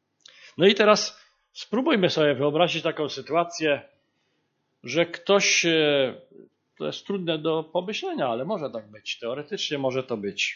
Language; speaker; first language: Polish; native; Polish